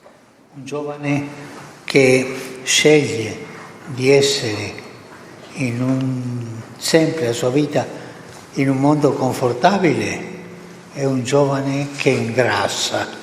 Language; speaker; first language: Italian; non-native, fluent; Spanish